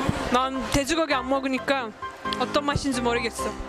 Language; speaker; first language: Korean; non-native, fluent; Azerbaijani